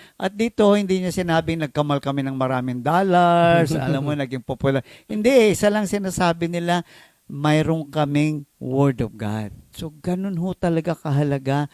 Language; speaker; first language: Filipino; native; Filipino